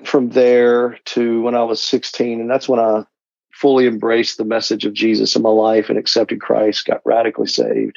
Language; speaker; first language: English; native; English